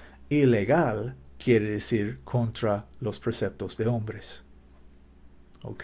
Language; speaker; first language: Spanish; non-native, learner; English